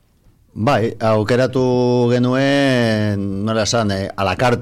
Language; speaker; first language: Basque; non-native, local second language; Spanish